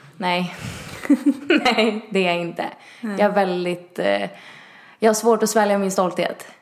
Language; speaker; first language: Swedish; early bilingual, other home language; Italian